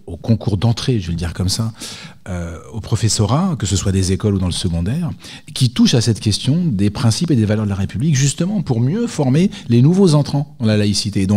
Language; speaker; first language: French; native; French